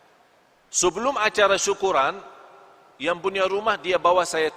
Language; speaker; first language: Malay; non-native, fluent; Arabic